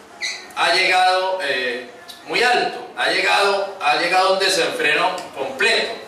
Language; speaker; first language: Spanish; native; Spanish